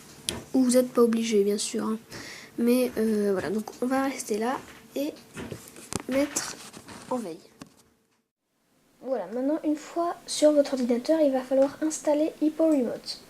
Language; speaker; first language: French; native; French